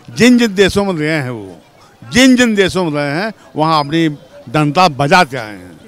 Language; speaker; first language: Hindi; native; Hindi